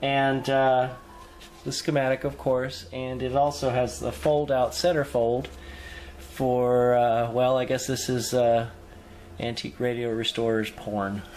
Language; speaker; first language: English; native; English